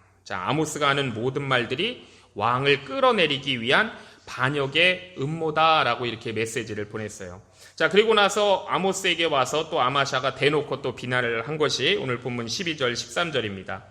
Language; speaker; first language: Korean; native; Korean